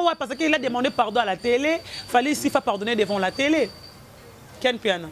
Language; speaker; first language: French; non-native, local second language; Lingala